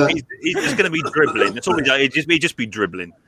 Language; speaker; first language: English; native; English